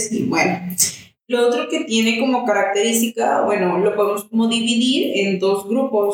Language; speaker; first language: Spanish; native; Spanish